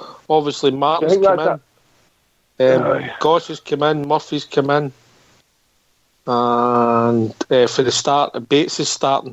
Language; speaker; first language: English; native; English